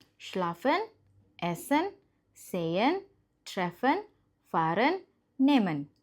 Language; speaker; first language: German; non-native, fluent; Indonesian